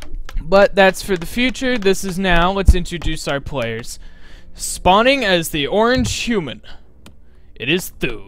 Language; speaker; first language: English; native; English